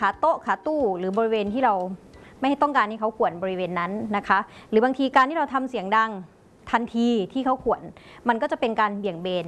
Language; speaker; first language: Thai; native; Thai